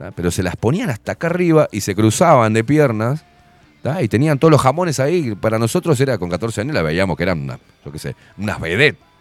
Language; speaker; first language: Spanish; native; Spanish